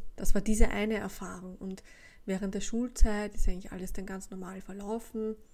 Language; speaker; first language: German; native; German